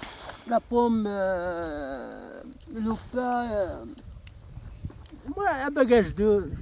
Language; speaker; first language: French; non-native, learner; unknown